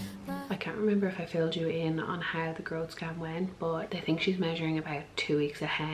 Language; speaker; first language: English; native; English